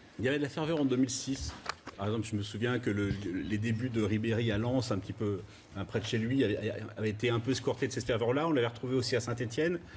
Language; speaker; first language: French; native; French